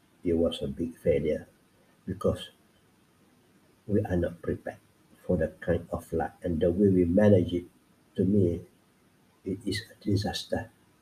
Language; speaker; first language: English; non-native, local second language; Pattani Malay